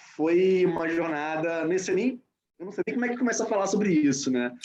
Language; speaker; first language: Portuguese; native; Portuguese